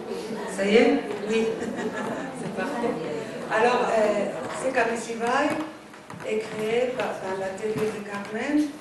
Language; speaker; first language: French; non-native, fluent; Spanish